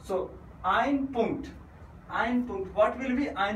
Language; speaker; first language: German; non-native, fluent; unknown